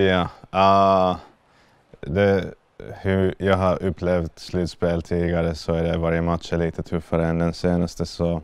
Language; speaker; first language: Swedish; non-native, fluent; Finnish